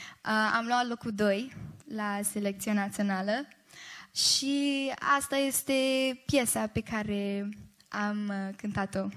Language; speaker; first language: Romanian; early bilingual, heritage; Romanian